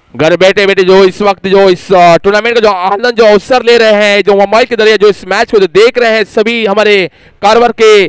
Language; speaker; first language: Hindi; native; Hindi